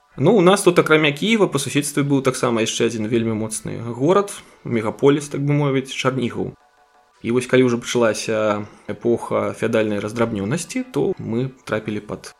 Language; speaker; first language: Belarusian; non-native, local second language; Russian